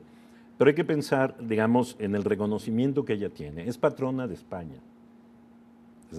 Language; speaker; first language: Spanish; native; Spanish